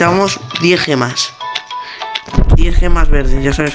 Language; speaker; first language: Spanish; native; Spanish